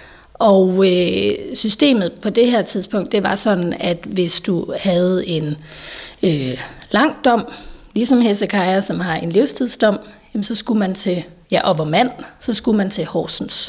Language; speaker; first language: Danish; native; Danish